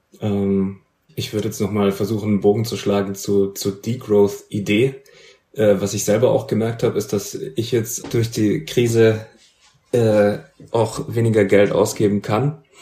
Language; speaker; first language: German; native; German